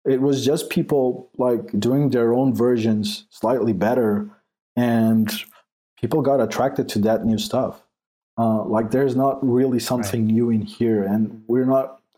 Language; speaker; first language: English; non-native, fluent; Portuguese